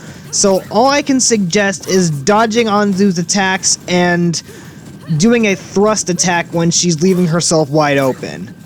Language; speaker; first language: English; native; English